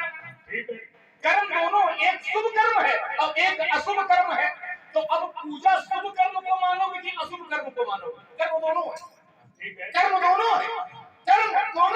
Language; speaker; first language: Hindi; native; Hindi